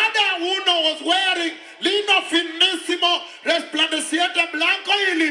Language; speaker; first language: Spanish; non-native, learner; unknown